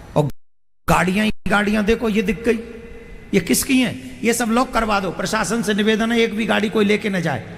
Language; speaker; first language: Hindi; native; Hindi